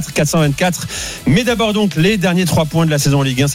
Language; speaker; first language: French; native; French